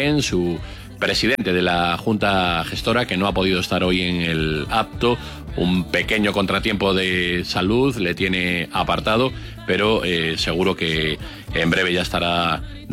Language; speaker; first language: Spanish; native; Spanish